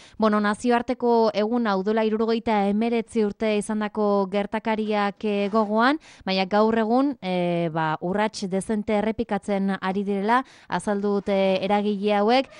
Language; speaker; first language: Basque; native; Basque